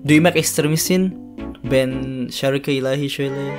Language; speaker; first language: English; non-native, learner; Indonesian